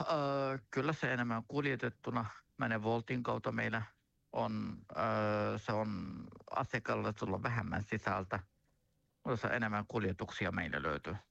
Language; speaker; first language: Finnish; non-native, learner; Turkish